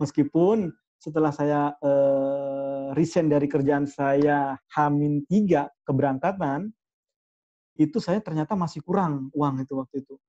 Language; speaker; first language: Indonesian; non-native, local second language; Madurese